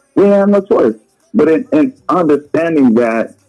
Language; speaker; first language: English; native; English